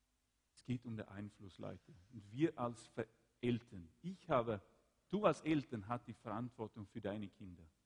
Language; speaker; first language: German; non-native, fluent; Swedish